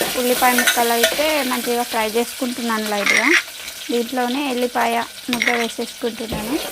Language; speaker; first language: Telugu; native; Telugu